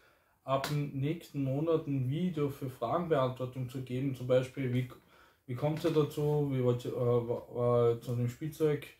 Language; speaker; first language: German; native; German